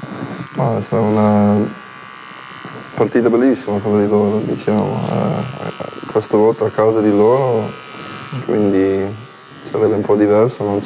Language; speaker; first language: Italian; non-native, learner; English